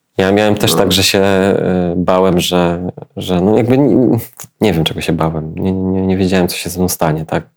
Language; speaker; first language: Polish; native; Polish